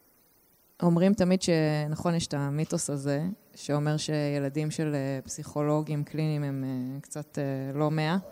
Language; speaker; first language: Hebrew; native; Hebrew